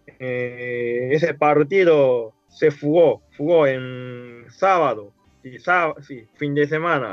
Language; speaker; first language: Spanish; non-native, learner; Japanese